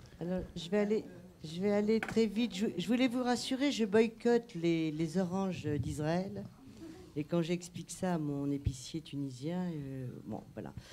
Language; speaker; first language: French; native; French